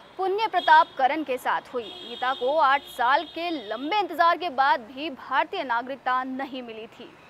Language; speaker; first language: Hindi; native; Hindi